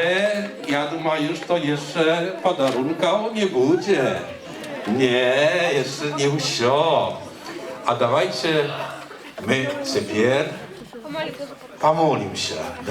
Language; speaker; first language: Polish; non-native, learner; Belarusian